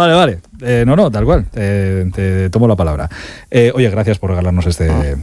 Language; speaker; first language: Spanish; native; Spanish